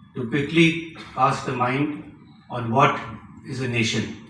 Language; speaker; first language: English; non-native, local second language; Marathi